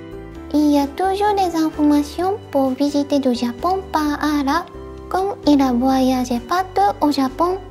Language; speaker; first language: French; non-native, fluent; Japanese